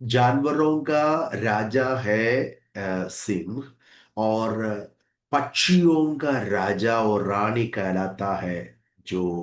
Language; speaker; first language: Hindi; non-native, local second language; Malayalam